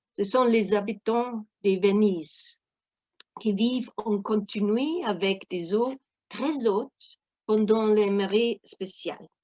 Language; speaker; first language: French; non-native, fluent; German